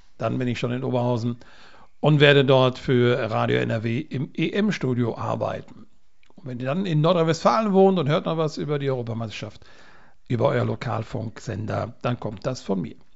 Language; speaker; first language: German; native; German